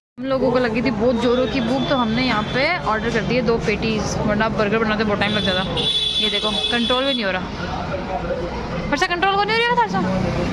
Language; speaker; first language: Hindi; non-native, local second language; Rajasthani